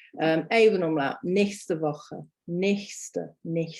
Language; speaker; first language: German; non-native, fluent; English